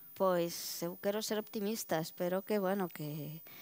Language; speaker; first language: Galician; native; Galician